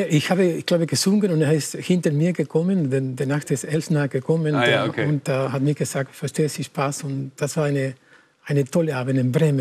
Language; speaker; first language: German; non-native, learner; Spanish